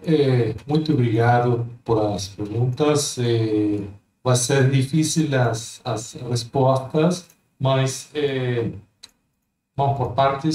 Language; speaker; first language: Portuguese; non-native, fluent; Spanish